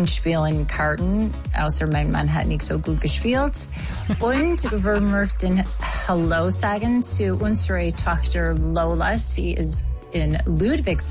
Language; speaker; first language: German; non-native, learner; English